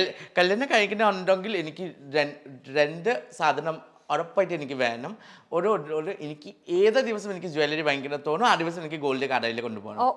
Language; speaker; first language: Malayalam; non-native, fluent; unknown